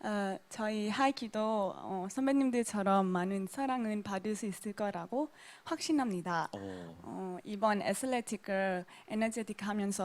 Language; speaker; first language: Korean; non-native, local second language; Thai